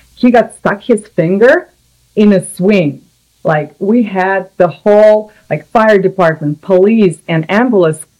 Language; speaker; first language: English; non-native, fluent; Russian